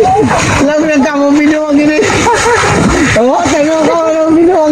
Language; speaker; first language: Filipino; non-native, local second language; Cebuano